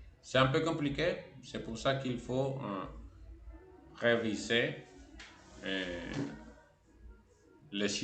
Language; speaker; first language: French; non-native, fluent; Spanish